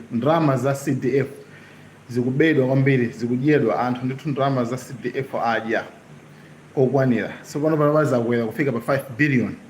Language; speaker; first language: Nyanja; native; Nyanja